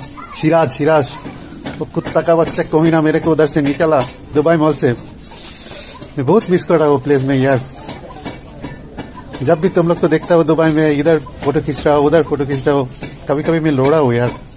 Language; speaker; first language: Hindi; non-native, learner; Bangla